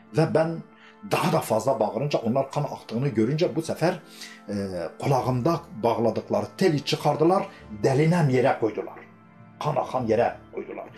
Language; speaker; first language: Turkish; non-native, local second language; Kurdish